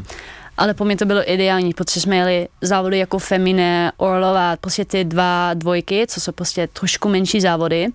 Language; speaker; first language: Czech; early bilingual, heritage; Dutch